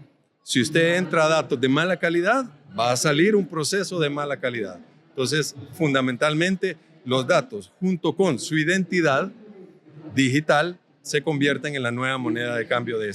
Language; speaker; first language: Spanish; native; Spanish